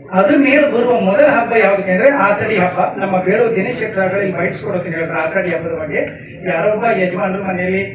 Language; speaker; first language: Kannada; native; Kannada